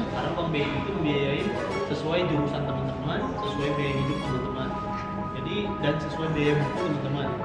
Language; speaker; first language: Indonesian; native; Indonesian